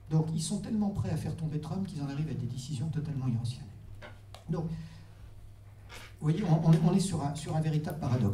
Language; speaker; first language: French; native; French